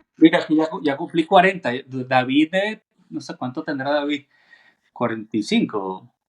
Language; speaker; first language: Spanish; native; Spanish